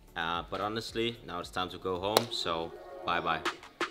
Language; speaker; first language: English; non-native, fluent; Danish